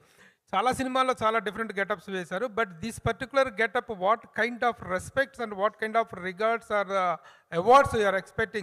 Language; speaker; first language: Telugu; native; Telugu